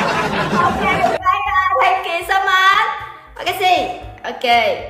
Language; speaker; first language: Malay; non-native, learner; Vietnamese